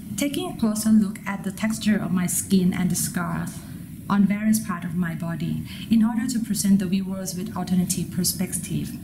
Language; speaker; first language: English; non-native, fluent; Thai